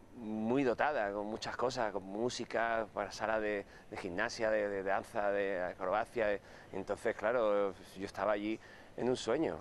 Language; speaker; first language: Spanish; native; Spanish